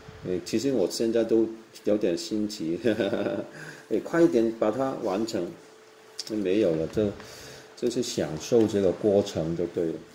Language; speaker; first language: Chinese; non-native, local second language; Cantonese